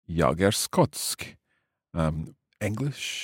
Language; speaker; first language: Swedish; non-native, learner; English